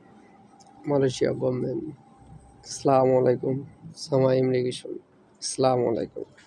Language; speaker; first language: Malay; non-native, learner; Bangla